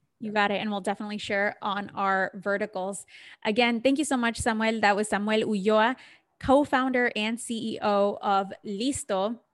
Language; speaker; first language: English; native; English